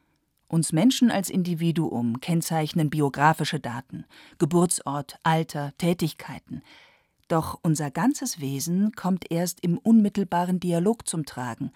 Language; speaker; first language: German; native; German